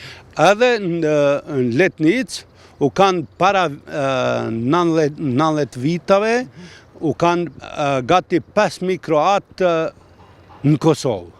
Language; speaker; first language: Albanian; non-native, local second language; Croatian